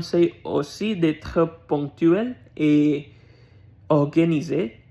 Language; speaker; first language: French; non-native, learner; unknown